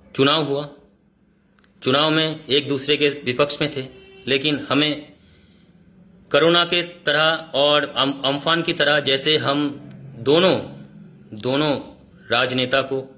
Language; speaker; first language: Hindi; non-native, local second language; Bangla